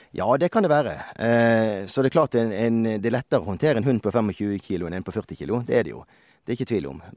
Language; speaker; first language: Norwegian; native; Norwegian